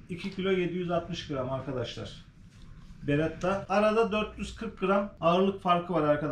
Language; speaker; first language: Turkish; native; Turkish